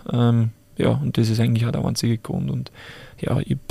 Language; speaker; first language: German; native; German